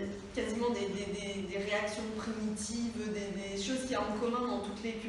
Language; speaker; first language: French; native; French